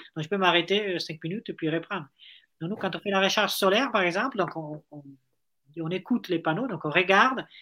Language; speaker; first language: French; non-native, fluent; Italian